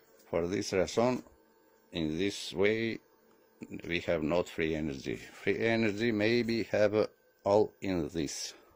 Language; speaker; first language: English; non-native, learner; Greek